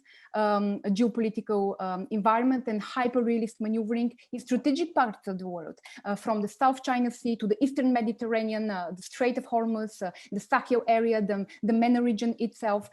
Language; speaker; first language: English; non-native, fluent; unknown